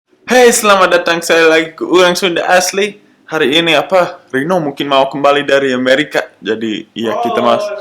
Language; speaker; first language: Indonesian; non-native, local second language; English